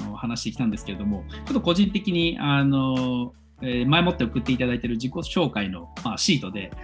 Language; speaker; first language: Japanese; native; Japanese